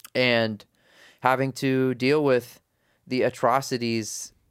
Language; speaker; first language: English; native; English